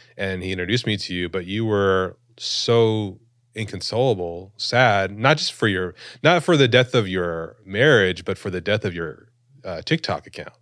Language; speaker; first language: English; native; English